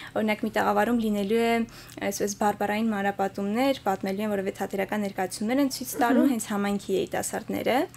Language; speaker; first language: Armenian; native; Armenian